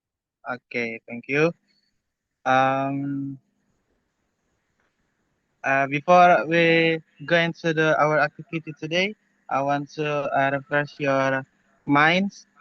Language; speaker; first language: English; non-native, learner; Indonesian